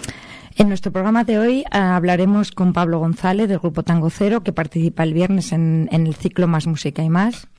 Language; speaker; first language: Spanish; native; Spanish